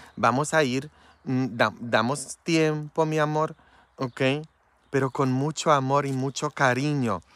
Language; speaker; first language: Spanish; non-native, fluent; Polish